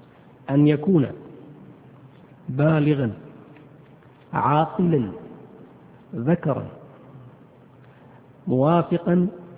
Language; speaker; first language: Arabic; native; Arabic